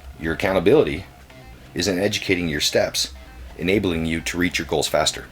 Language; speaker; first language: English; native; English